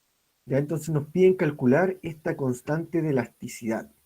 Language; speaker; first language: Spanish; native; Spanish